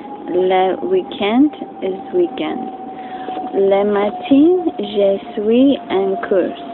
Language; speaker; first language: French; non-native, fluent; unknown